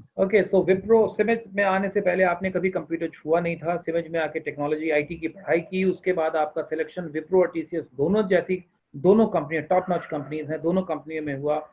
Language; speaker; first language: Hindi; native; Hindi